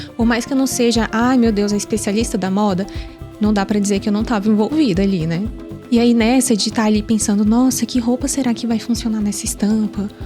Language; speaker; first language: Portuguese; native; Portuguese